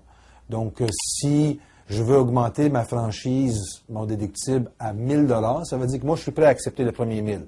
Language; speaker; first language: French; native; French